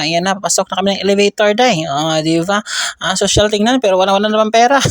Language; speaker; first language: Filipino; non-native, local second language; Cebuano